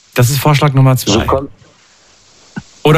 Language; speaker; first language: German; native; German